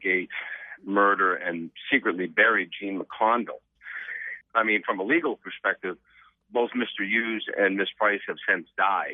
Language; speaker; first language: English; native; English